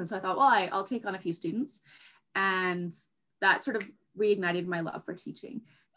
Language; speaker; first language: English; native; English